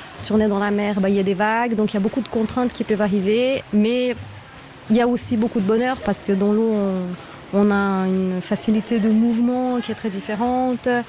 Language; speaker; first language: French; non-native, fluent; Portuguese